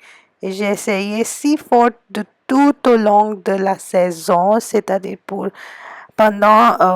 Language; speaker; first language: French; non-native, fluent; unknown